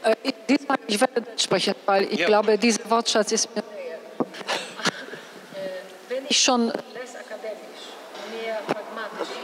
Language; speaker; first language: German; non-native, fluent; Polish